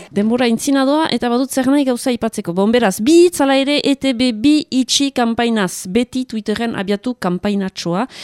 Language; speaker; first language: Basque; native; Basque